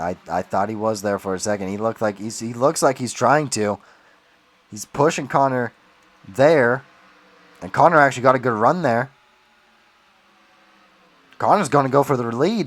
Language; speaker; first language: English; native; English